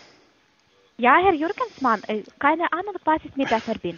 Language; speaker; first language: German; non-native, fluent; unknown